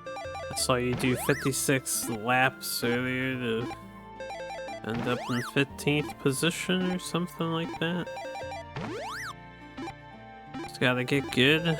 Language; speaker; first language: English; native; English